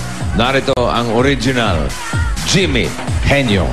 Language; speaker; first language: Filipino; native; Filipino